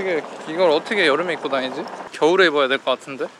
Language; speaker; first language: Korean; native; Korean